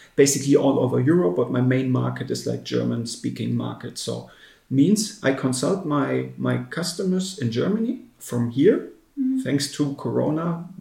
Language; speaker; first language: English; non-native, fluent; German